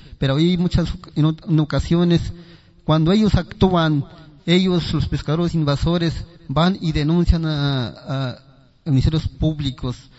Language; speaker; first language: Spanish; non-native, local second language; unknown